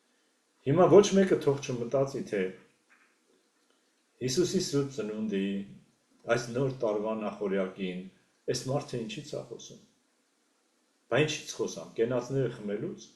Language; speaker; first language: Armenian; native; Armenian